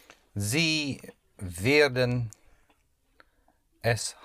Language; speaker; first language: German; non-native, learner; English